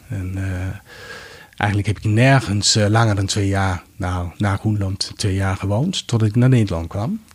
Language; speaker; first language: Dutch; non-native, fluent; Danish